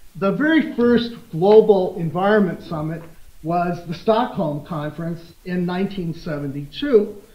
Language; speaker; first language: English; native; English